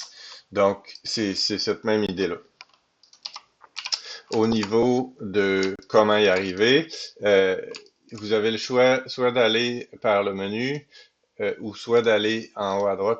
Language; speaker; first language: French; native; French